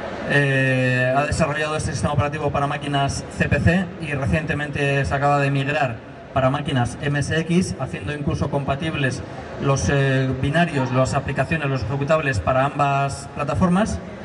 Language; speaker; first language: Spanish; native; Spanish